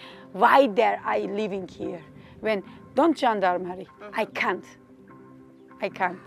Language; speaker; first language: English; non-native, learner; Turkish